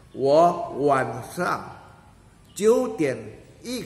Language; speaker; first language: Chinese; non-native, fluent; Indonesian